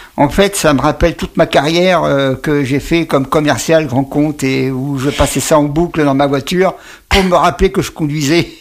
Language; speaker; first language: French; native; French